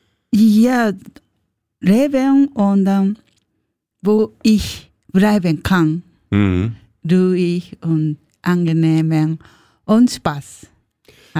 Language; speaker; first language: German; non-native, learner; Japanese